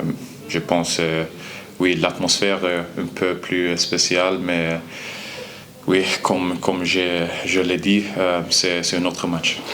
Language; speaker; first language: French; non-native, learner; Swedish